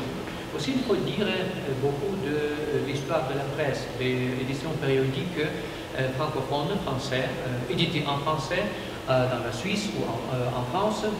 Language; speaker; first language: French; non-native, learner; Ukrainian